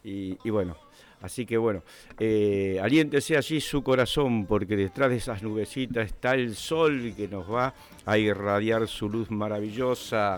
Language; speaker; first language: Spanish; native; Spanish